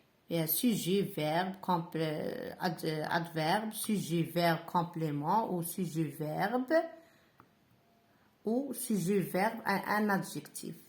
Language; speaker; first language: French; non-native, local second language; Arabic